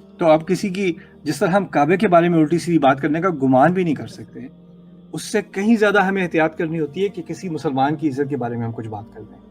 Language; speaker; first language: Urdu; early bilingual, heritage; Urdu